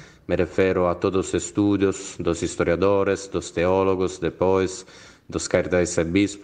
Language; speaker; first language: Portuguese; non-native, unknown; Italian